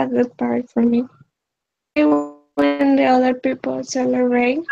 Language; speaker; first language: English; non-native, learner; Spanish